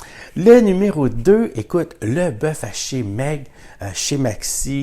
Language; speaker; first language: French; native; French